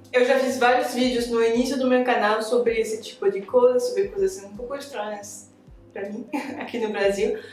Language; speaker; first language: Portuguese; non-native, fluent; French